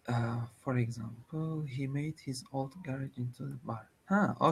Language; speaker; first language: English; non-native, learner; Turkish